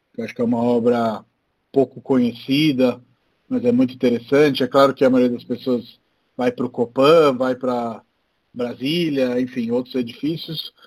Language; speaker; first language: Portuguese; native; Portuguese